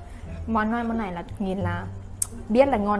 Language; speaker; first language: Vietnamese; non-native, learner; Thai